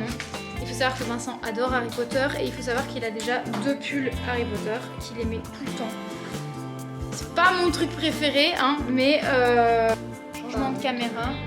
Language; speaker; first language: French; native; French